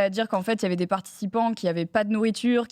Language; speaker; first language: French; native; French